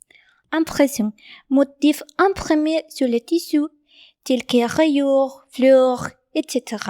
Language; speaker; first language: French; non-native, learner; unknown